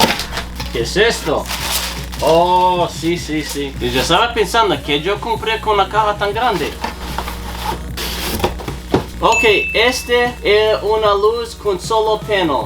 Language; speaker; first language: Spanish; non-native, learner; English